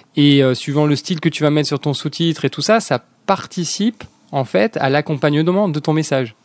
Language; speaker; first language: French; native; French